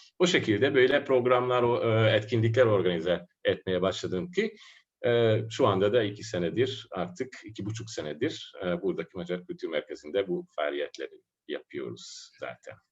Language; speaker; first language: Turkish; non-native, fluent; Hungarian